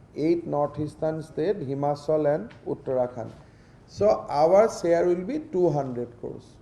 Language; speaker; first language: English; non-native, local second language; Assamese